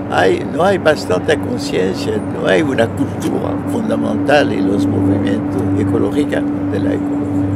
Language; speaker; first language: Spanish; non-native, fluent; French